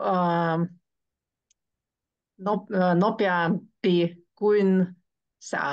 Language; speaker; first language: Finnish; non-native, learner; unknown